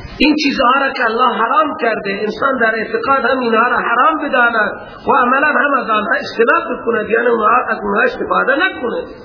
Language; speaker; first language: Persian; non-native, local second language; Baluchi